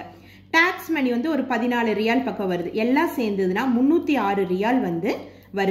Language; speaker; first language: Tamil; native; Tamil